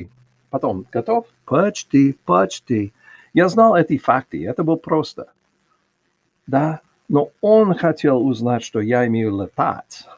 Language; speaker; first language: Russian; non-native, learner; English